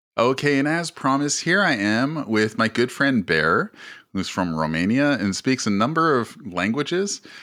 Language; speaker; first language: English; native; English